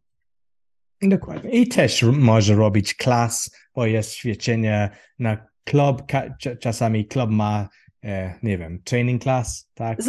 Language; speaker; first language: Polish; non-native, learner; English